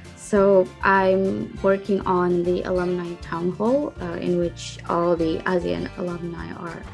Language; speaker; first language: English; non-native, fluent; Indonesian